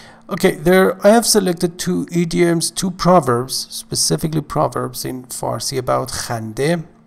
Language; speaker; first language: English; non-native, fluent; Persian